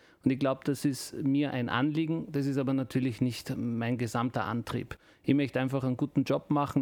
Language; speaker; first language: German; early bilingual, other home language; Turkish